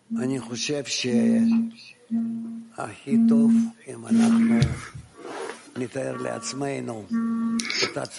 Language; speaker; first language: Hebrew; non-native, fluent; Russian